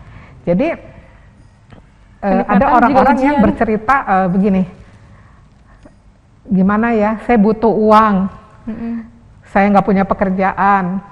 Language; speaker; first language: Indonesian; native; Indonesian